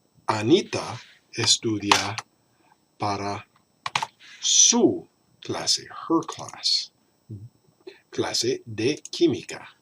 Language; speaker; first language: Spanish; non-native, fluent; English